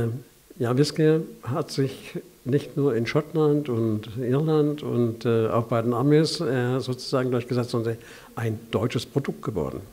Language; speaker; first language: German; native; German